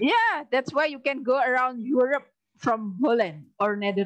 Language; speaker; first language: English; non-native, learner; Indonesian